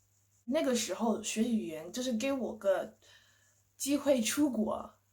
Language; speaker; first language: Chinese; non-native, fluent; English